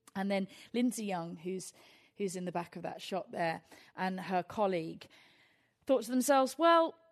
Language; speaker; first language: English; native; English